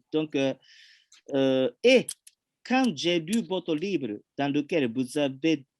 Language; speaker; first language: French; non-native, fluent; Japanese